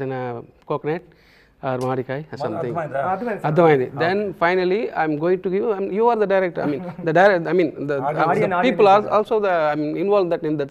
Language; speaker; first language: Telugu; non-native, local second language; Tamil